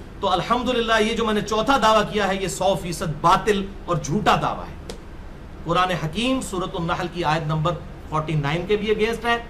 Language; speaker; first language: Urdu; non-native, local second language; Punjabi